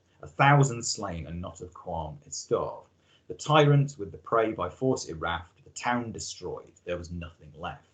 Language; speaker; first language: English; native; English